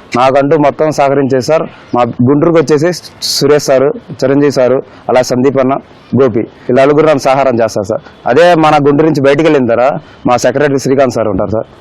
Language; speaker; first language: Telugu; native; Telugu